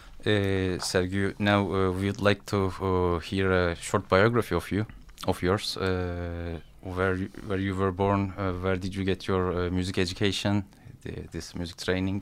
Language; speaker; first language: English; non-native, fluent; Turkish